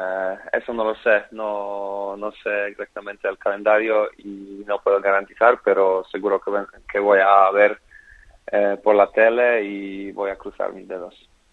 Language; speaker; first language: Spanish; non-native, fluent; Polish